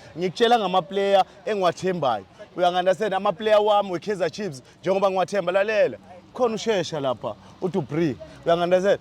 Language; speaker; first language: Zulu; native; Zulu